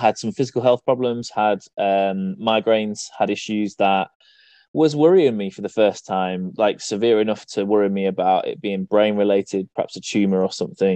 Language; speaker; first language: English; native; English